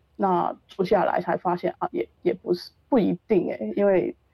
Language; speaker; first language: Chinese; non-native, local second language; Cantonese